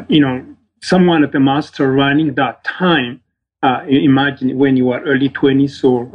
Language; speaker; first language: English; non-native, fluent; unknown